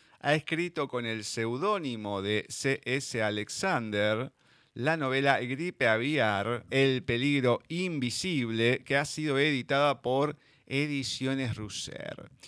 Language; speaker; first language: Spanish; native; Spanish